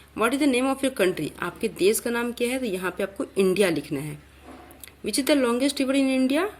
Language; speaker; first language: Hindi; native; Hindi